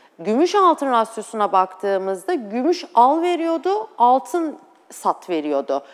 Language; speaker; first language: Turkish; native; Turkish